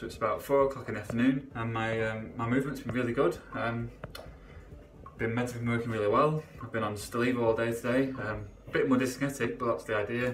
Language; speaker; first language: English; native; English